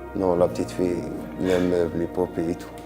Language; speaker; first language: French; non-native, local second language; Arabic